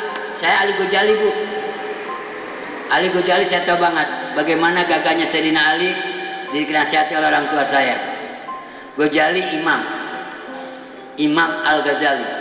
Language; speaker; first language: Indonesian; non-native, local second language; Sundanese